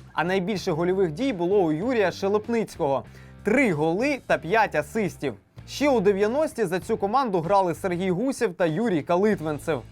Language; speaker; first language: Ukrainian; native; Ukrainian